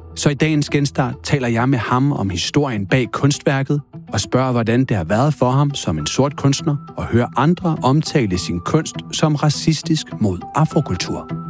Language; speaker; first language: Danish; native; Danish